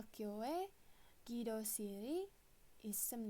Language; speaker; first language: Korean; non-native, fluent; Indonesian